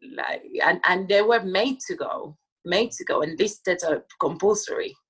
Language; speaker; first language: English; non-native, fluent; Spanish